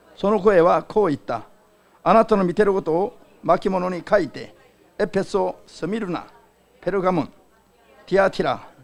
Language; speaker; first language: Japanese; non-native, fluent; Korean